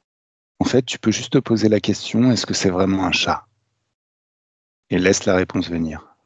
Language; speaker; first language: French; native; French